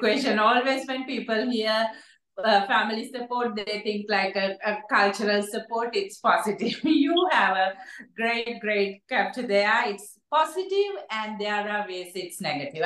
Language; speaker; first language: English; non-native, local second language; Sinhala